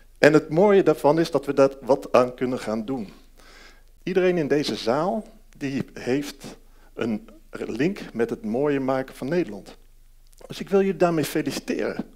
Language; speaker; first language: Dutch; early bilingual, heritage; Dutch